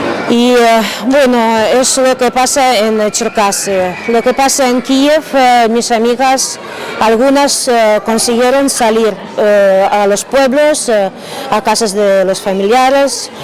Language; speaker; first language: Spanish; non-native, fluent; Ukrainian